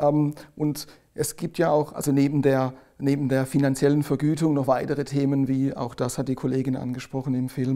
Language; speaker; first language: German; native; German